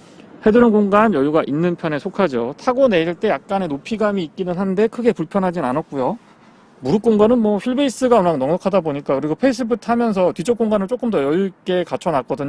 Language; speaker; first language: Korean; native; Korean